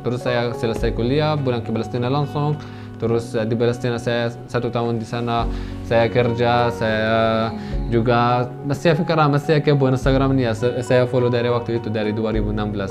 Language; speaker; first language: Indonesian; non-native, fluent; Arabic